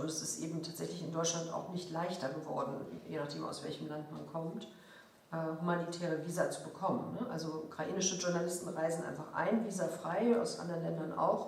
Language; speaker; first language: German; native; German